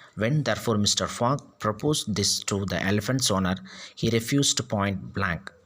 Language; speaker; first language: English; non-native, local second language; Tamil